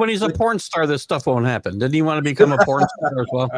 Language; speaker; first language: English; native; English